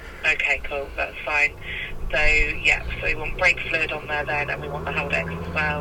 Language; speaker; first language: English; native; English